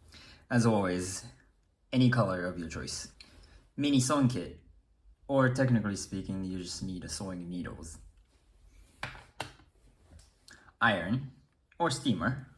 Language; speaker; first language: English; non-native, fluent; Japanese